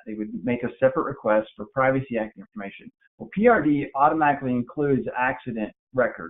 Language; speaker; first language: English; native; English